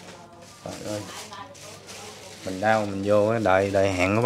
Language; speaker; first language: Vietnamese; native; Vietnamese